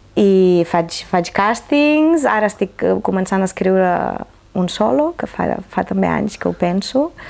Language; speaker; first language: Catalan; non-native, fluent; Romanian